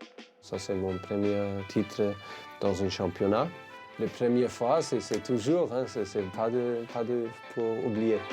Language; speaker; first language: French; non-native, fluent; German